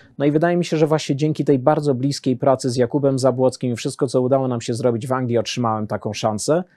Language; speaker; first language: Polish; early bilingual, heritage; Polish